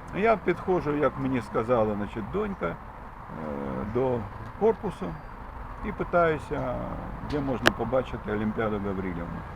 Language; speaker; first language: Ukrainian; non-native, fluent; Russian